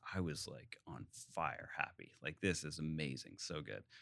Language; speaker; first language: English; native; English